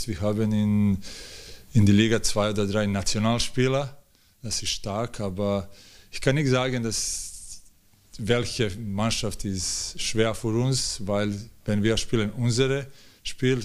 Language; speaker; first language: German; non-native, learner; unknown